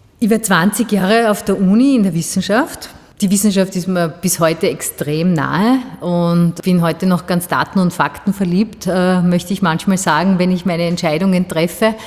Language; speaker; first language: German; native; German